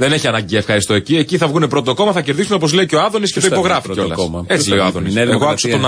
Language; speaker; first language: Greek; native; Greek